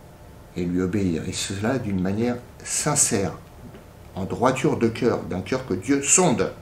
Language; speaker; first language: French; native; French